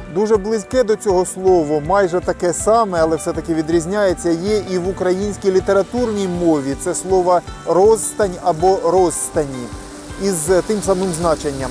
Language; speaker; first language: Ukrainian; native; Ukrainian